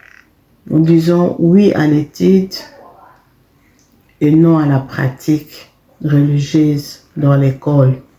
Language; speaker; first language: French; non-native, fluent; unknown